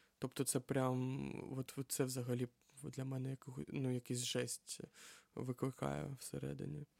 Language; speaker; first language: Ukrainian; native; Ukrainian